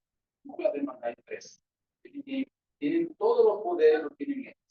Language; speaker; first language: Portuguese; non-native, learner; Spanish